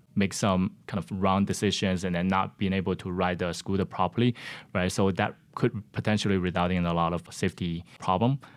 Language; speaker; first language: English; non-native, fluent; Chinese